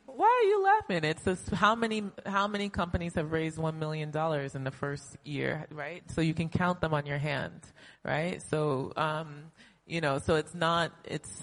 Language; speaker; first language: English; native; English